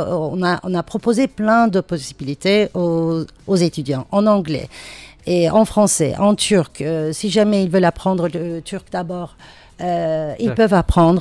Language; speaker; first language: French; non-native, fluent; Turkish